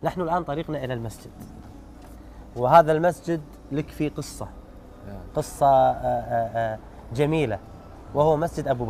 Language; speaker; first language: Arabic; native; Arabic